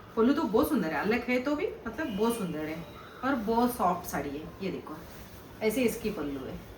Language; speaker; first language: Hindi; non-native, local second language; Kannada